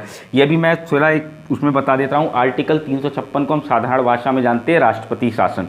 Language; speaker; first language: Hindi; native; Hindi